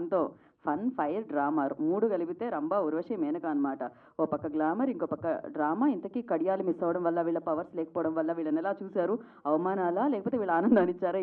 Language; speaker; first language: Telugu; native; Telugu